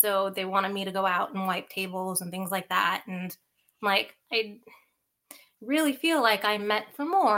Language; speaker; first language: English; early bilingual, other home language; Sinhala